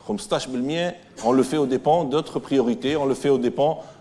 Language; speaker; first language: French; non-native, local second language; Arabic